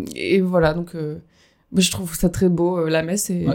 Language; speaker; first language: French; native; French